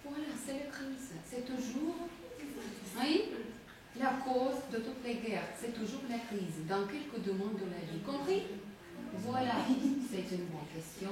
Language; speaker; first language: French; non-native, fluent; Russian